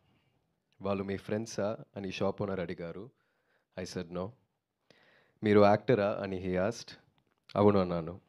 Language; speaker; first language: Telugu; non-native, learner; Tamil